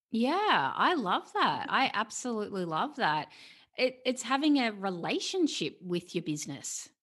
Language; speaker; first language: English; native; English